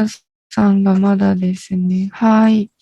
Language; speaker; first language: Japanese; native; Japanese